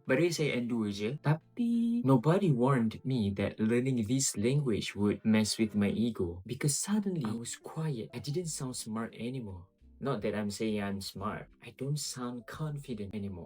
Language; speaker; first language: English; non-native, local second language; Malay